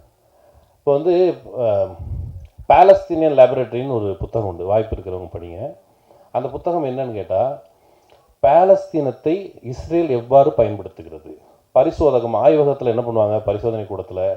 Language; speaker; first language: Tamil; native; Tamil